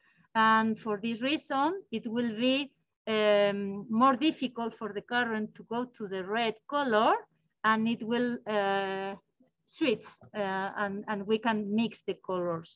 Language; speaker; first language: English; non-native, learner; Spanish